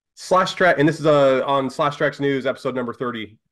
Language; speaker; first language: English; native; English